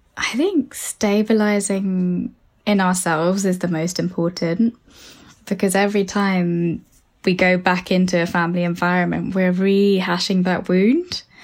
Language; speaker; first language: English; early bilingual, other home language; Tamil